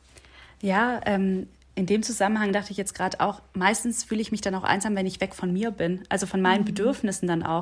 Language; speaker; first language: German; native; German